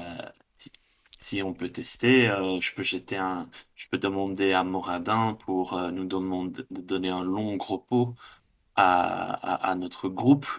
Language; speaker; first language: French; non-native, fluent; Dutch